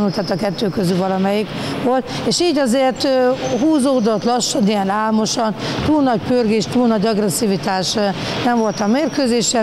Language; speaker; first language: Hungarian; native; Hungarian